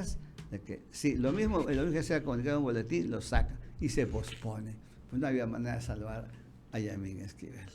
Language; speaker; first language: Spanish; native; Spanish